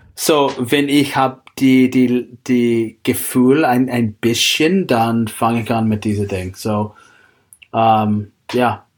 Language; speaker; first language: German; non-native, fluent; English